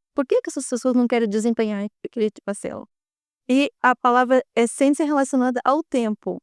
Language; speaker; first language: Portuguese; native; Portuguese